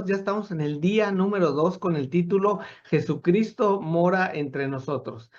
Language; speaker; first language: Spanish; native; Spanish